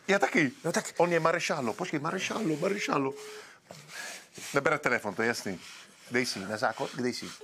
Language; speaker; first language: Czech; non-native, learner; Italian